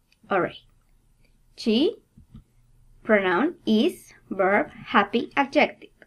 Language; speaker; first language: English; non-native, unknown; Spanish